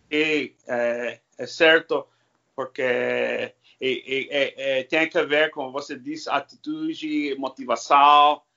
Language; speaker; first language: Portuguese; non-native, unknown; English